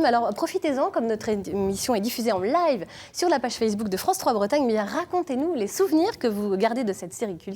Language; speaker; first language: French; native; French